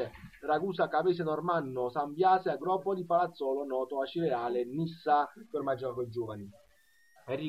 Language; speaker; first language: Italian; native; Italian